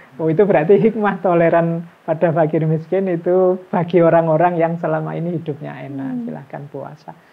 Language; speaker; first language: Indonesian; non-native, local second language; Javanese